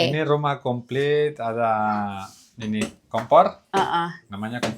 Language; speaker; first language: Indonesian; non-native, learner; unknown